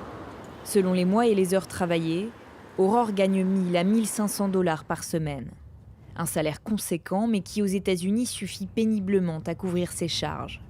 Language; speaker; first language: French; native; French